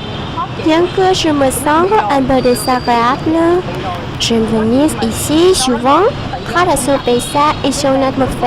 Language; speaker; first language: French; non-native, local second language; Vietnamese